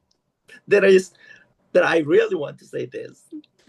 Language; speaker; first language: English; non-native, learner; Korean